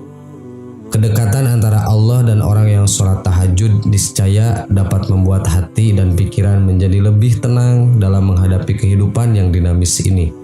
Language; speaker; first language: Indonesian; native; Indonesian